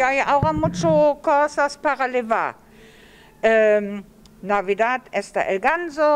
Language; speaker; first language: Spanish; non-native, learner; German